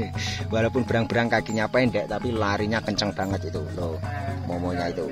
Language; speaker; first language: Indonesian; non-native, local second language; Javanese